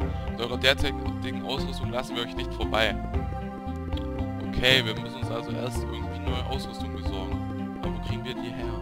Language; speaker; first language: German; native; German